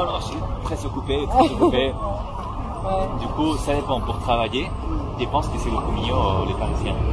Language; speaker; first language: French; non-native, fluent; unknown